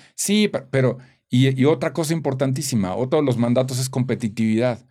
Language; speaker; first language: Spanish; native; Spanish